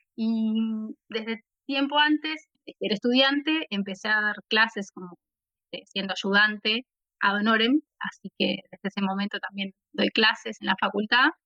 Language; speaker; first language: Spanish; native; Spanish